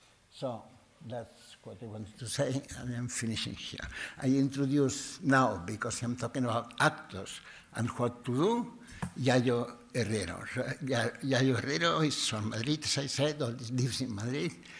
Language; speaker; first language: English; non-native, fluent; Catalan